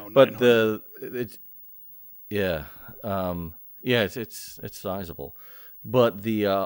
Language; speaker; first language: English; native; English